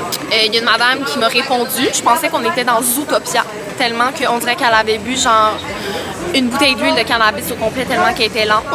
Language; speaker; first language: French; native; French